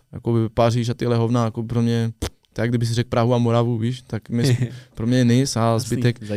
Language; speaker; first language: Czech; non-native, fluent; French